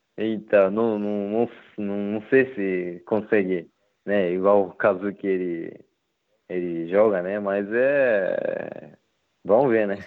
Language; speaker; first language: Portuguese; non-native, learner; Japanese